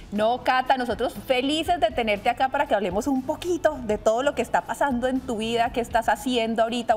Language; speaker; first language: Spanish; native; Spanish